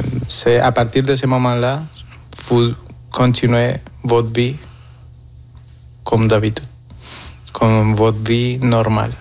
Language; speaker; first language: French; non-native, fluent; Spanish